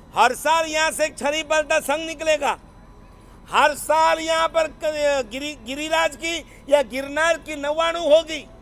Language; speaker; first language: Hindi; non-native, local second language; Gujarati